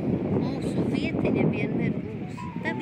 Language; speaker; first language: Latvian; non-native, local second language; Russian